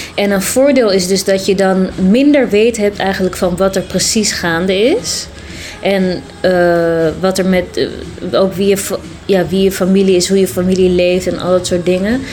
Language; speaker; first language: Dutch; early bilingual, other home language; Tigrinya